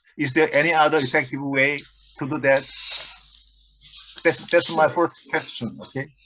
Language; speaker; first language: English; non-native, fluent; Korean